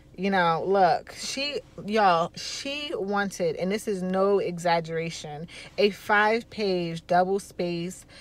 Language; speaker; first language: English; native; English